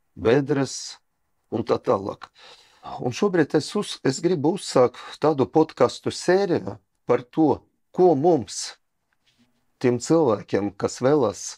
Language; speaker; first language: Latvian; non-native, local second language; Russian